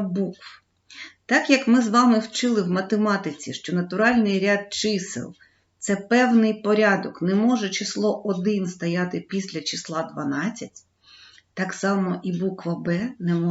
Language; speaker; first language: Ukrainian; native; Ukrainian